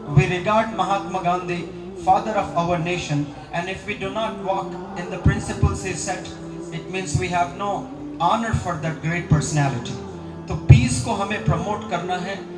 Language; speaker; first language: Hindi; native; Hindi